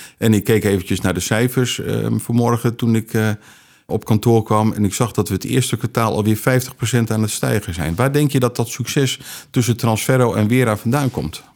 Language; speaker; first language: Dutch; native; Dutch